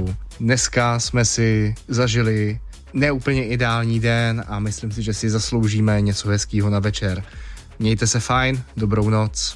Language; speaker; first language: Czech; native; Czech